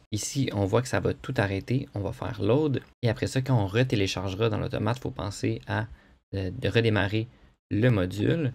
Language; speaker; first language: French; native; French